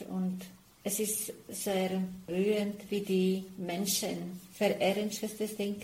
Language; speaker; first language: German; non-native, fluent; Slovak